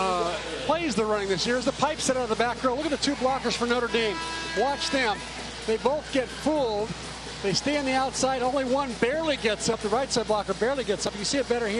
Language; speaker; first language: English; native; English